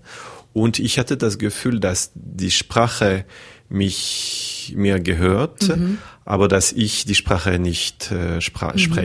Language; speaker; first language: German; non-native, fluent; French